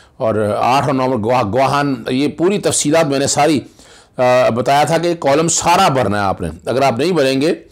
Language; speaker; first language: Urdu; non-native, local second language; Punjabi